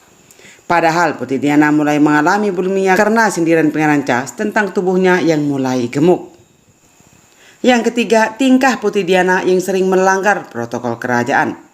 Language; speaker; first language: Indonesian; native; Indonesian